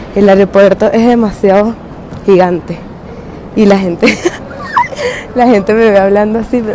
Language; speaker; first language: Spanish; native; Spanish